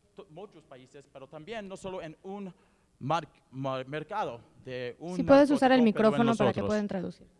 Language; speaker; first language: Spanish; non-native, learner; English